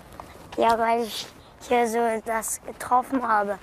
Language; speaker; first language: German; early bilingual, other home language; Kurdish